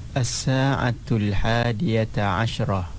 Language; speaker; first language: Arabic; non-native, fluent; Indonesian